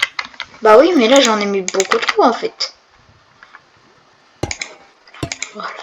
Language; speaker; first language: French; native; French